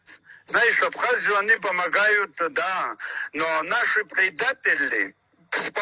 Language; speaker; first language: Russian; non-native, local second language; Abkhazian